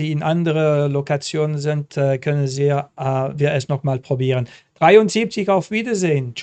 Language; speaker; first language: German; non-native, learner; Dutch